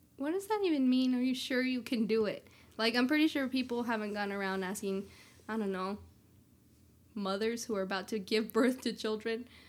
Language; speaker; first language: English; native; English